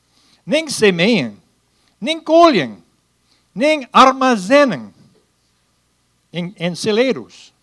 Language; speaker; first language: Portuguese; non-native, fluent; English